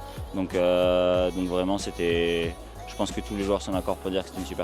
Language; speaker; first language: French; native; French